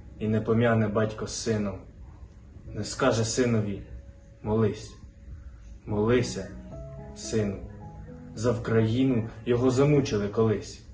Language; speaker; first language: Ukrainian; native; Ukrainian